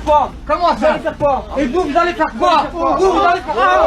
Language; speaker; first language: French; native; French